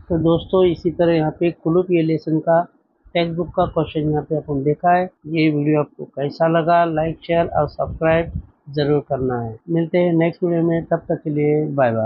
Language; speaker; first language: Hindi; non-native, local second language; Marathi